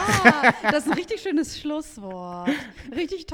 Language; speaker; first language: German; native; German